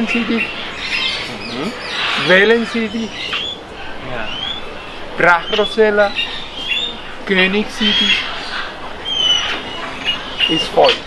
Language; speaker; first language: German; non-native, fluent; Spanish